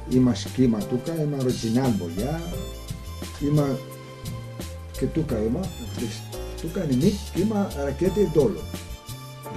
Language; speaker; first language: Bulgarian; non-native, learner; Greek